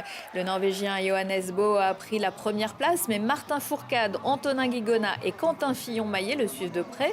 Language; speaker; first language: French; native; French